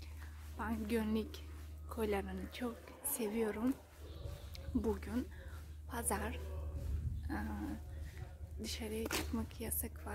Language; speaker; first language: Turkish; non-native, learner; Uzbek